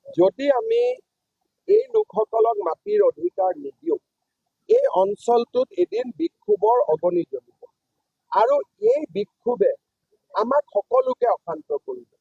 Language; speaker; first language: Assamese; native; Assamese